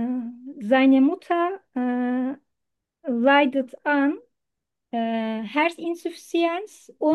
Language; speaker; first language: German; non-native, learner; Turkish